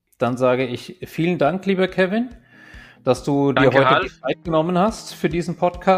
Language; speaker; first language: German; native; German